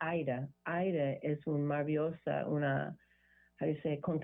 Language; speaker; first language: Spanish; non-native, learner; English